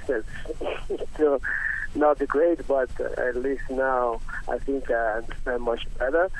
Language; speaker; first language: English; non-native, learner; Italian